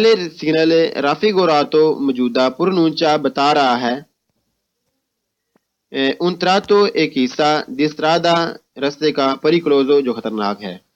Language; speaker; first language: Italian; non-native, fluent; Urdu